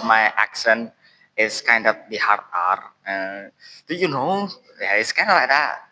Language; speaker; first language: English; non-native, learner; Indonesian